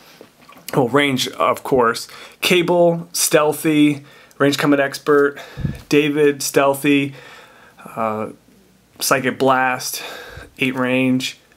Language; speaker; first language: English; native; English